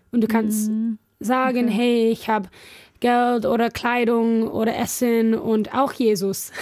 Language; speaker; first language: German; non-native, learner; English